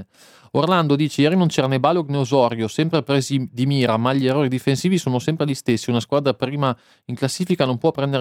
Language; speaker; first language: Italian; native; Italian